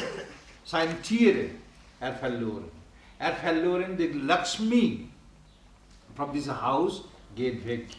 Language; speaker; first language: German; non-native, learner; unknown